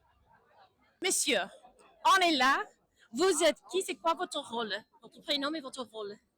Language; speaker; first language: French; non-native, fluent; English